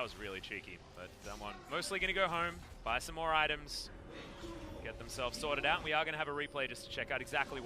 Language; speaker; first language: English; native; English